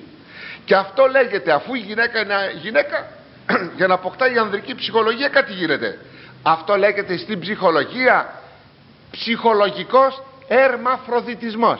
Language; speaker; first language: Greek; native; Greek